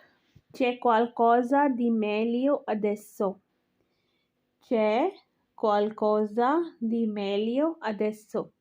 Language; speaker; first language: Italian; non-native, learner; Urdu